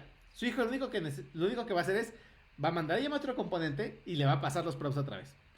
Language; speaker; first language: Spanish; native; Spanish